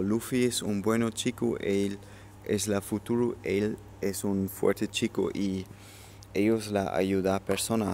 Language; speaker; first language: Spanish; non-native, learner; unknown